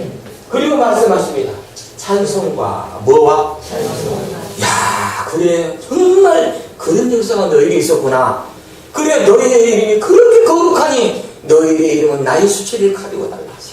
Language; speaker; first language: Korean; native; Korean